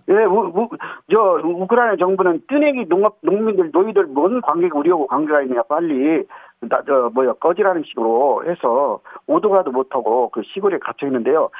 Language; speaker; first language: Korean; native; Korean